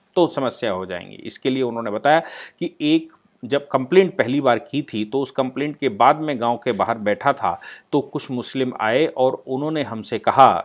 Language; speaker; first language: Hindi; native; Hindi